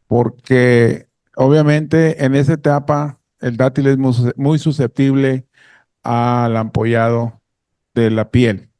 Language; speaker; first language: Spanish; native; Spanish